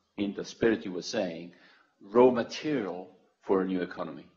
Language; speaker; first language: English; non-native, fluent; Italian